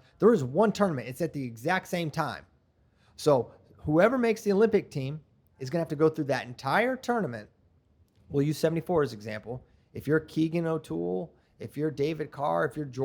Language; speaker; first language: English; native; English